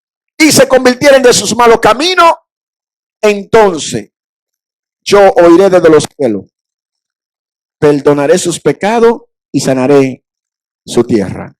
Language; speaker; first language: Spanish; native; Spanish